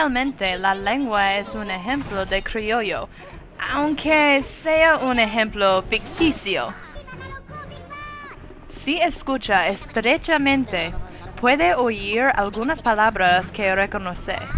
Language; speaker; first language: Spanish; non-native, learner; English